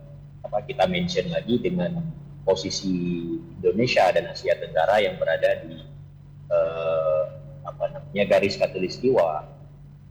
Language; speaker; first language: Indonesian; non-native, local second language; Achinese